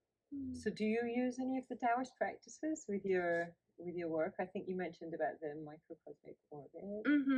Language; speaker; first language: English; native; English